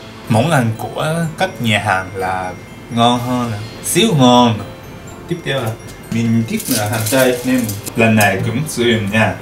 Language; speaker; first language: Vietnamese; non-native, learner; Japanese